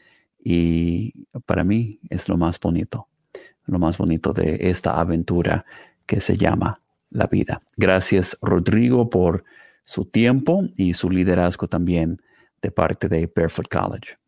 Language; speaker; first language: Spanish; non-native, fluent; English